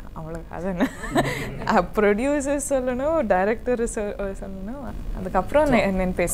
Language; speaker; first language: Tamil; non-native, learner; Kodava